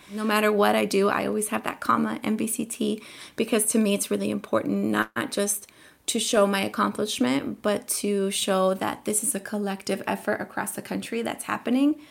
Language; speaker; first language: English; early bilingual, other home language; Spanish